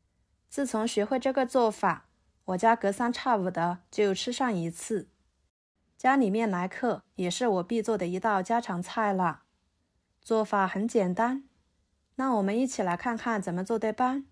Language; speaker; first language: Chinese; native; Chinese